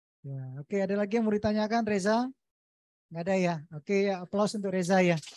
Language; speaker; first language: Indonesian; native; Indonesian